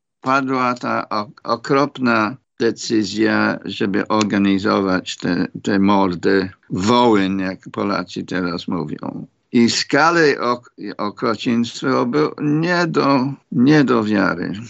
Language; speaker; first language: Polish; non-native, fluent; English